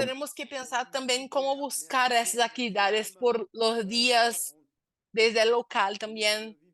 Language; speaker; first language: Spanish; non-native, fluent; Portuguese